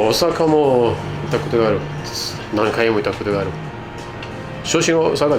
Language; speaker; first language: Japanese; non-native, learner; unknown